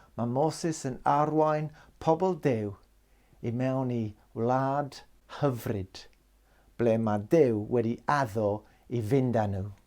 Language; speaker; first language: Welsh; non-native, local second language; English